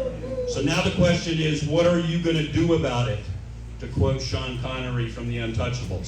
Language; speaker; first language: English; native; English